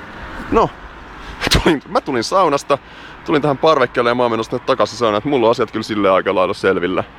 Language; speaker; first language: Finnish; native; Finnish